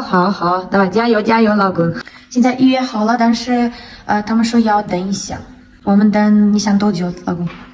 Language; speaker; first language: Chinese; non-native, learner; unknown